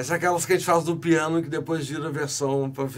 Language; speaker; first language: Portuguese; native; Portuguese